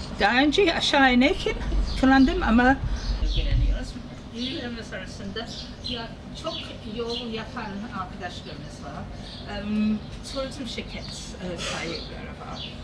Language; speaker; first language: Turkish; non-native, learner; English